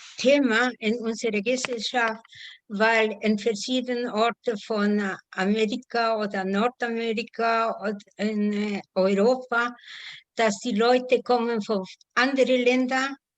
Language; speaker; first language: German; non-native, fluent; Spanish